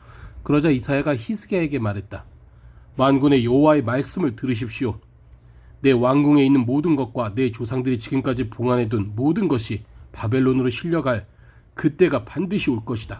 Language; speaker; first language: Korean; native; Korean